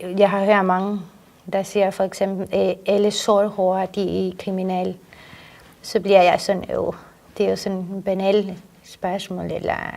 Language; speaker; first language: Danish; non-native, fluent; Spanish